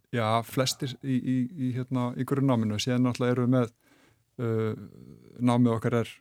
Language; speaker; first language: Icelandic; native; Icelandic